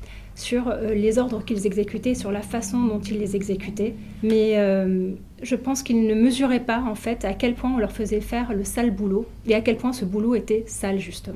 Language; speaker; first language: French; native; French